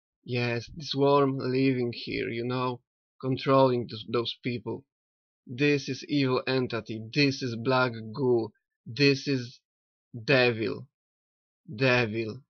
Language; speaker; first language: English; non-native, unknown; Polish